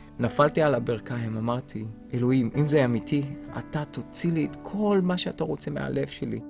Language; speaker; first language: Hebrew; non-native, local second language; Arabic